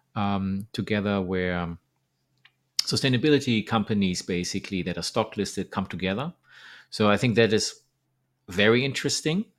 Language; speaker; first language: English; non-native, fluent; German